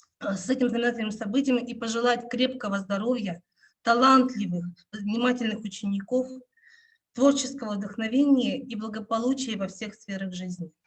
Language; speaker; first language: Russian; native; Russian